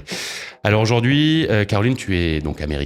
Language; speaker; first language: French; native; French